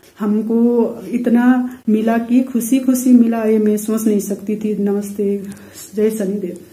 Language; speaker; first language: Hindi; non-native, local second language; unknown